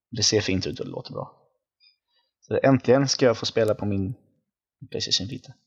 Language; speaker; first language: Swedish; native; Swedish